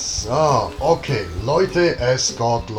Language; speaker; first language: German; native; German